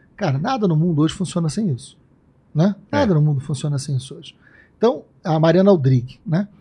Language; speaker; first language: Portuguese; native; Portuguese